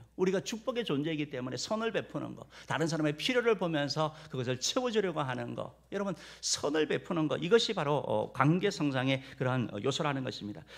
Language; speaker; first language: Korean; native; Korean